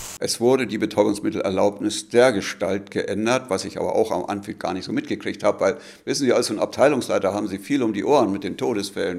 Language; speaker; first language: German; native; German